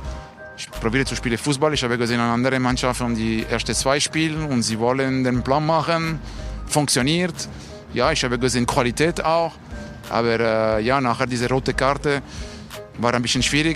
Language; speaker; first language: German; non-native, learner; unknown